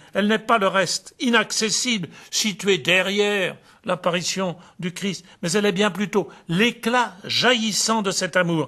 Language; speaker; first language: French; native; French